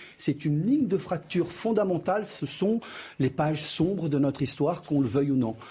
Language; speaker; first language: French; early bilingual, other home language; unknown